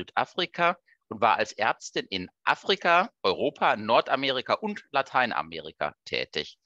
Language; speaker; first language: German; native; German